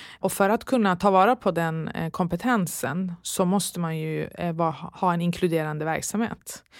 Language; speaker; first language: Swedish; early bilingual, other home language; Persian